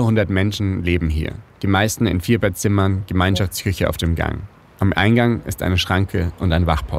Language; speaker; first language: German; native; German